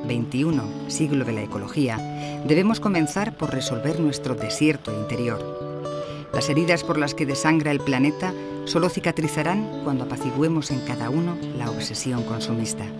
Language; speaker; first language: Spanish; native; Spanish